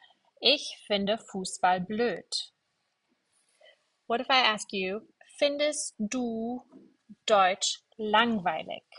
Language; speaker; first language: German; non-native, fluent; English